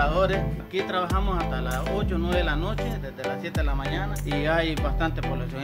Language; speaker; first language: Spanish; native; Spanish